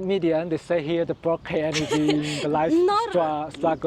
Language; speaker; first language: English; non-native, fluent; Chinese